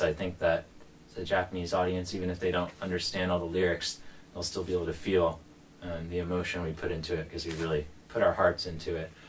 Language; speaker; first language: English; native; English